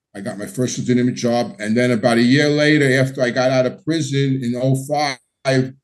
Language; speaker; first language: English; native; English